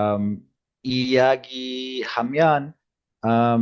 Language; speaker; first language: Korean; non-native, learner; English